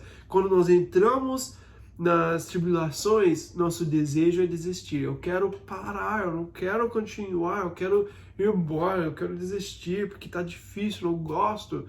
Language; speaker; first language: Portuguese; non-native, fluent; English